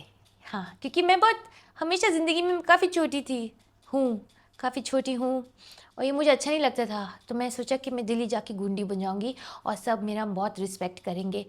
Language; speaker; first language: Hindi; non-native, local second language; English